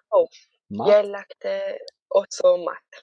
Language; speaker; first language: Norwegian; non-native, learner; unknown